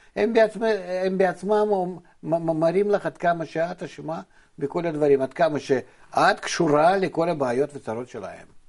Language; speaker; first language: Hebrew; non-native, fluent; Russian